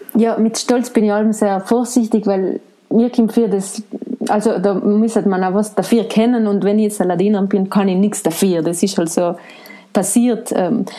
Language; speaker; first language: German; non-native, local second language; Ladin